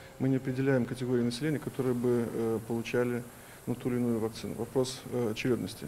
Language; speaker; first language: Russian; native; Russian